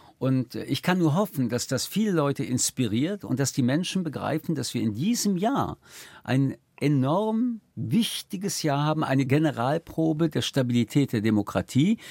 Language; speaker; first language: German; early bilingual, other home language; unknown